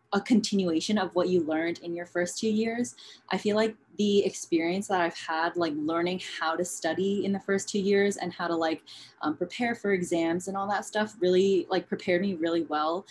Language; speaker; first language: English; native; English